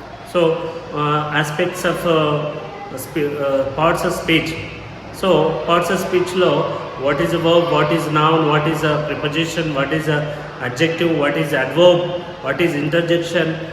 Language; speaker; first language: English; non-native, local second language; Telugu